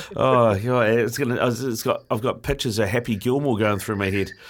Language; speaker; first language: English; native; English